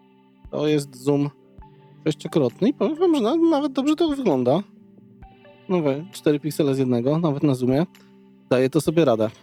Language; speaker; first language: Polish; native; Polish